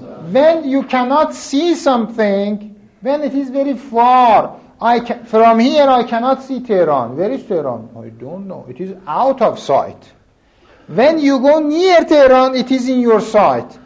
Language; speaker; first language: English; non-native, fluent; Persian